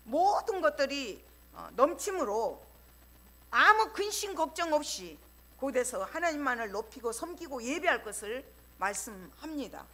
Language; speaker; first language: Korean; native; Korean